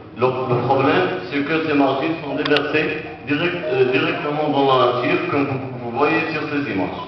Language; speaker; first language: French; non-native, local second language; Arabic